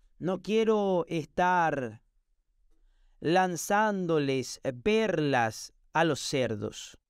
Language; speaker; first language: Spanish; non-native, fluent; Portuguese